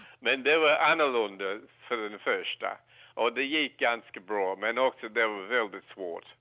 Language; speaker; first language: Swedish; non-native, learner; English